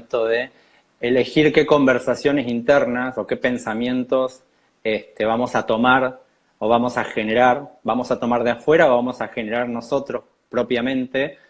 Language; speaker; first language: Spanish; native; Spanish